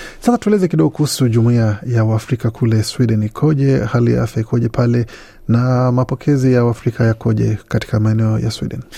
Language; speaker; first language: Swahili; native; Swahili